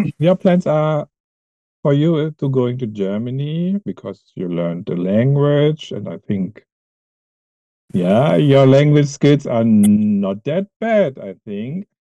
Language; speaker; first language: English; non-native, fluent; German